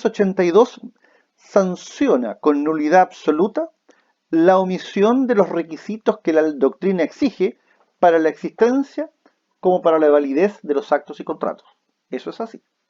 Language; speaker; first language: Spanish; native; Spanish